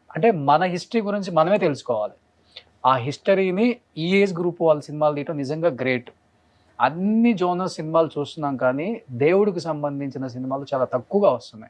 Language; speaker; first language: Telugu; native; Telugu